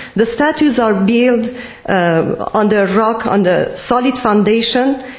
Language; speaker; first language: English; non-native, fluent; Persian